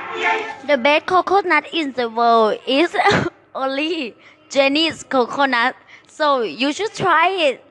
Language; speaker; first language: English; non-native, learner; Thai